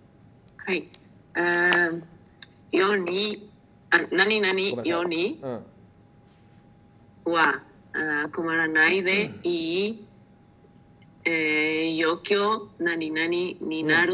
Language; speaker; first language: Japanese; non-native, learner; Spanish